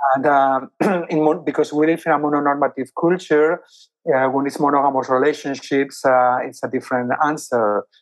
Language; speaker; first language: English; non-native, fluent; Spanish